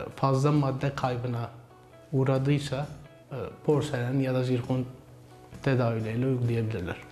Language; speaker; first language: Turkish; native; Turkish